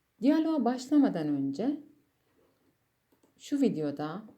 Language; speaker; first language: Turkish; non-native, fluent; Persian